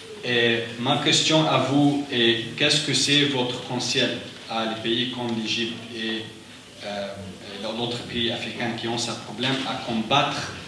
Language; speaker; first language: French; non-native, fluent; Arabic